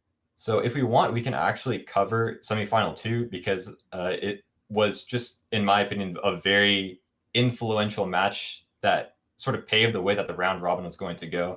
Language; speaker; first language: English; native; English